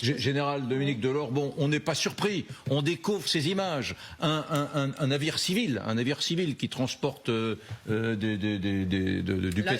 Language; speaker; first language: French; native; French